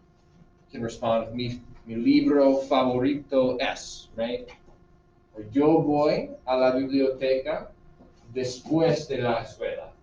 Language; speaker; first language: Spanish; non-native, fluent; English